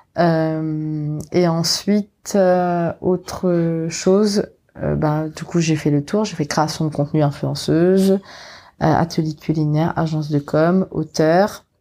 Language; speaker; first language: French; non-native, local second language; Morisyen